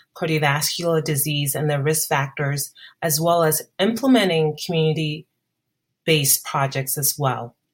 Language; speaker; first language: English; non-native, local second language; Akan